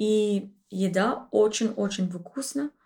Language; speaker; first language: Russian; non-native, learner; English